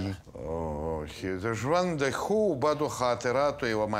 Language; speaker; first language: French; non-native, fluent; Persian